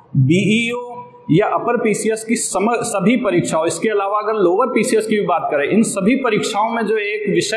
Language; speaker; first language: Hindi; native; Hindi